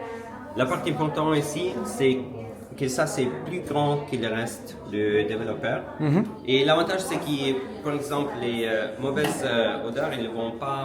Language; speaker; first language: French; non-native, learner; Italian